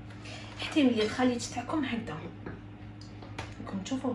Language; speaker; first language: Arabic; native; Arabic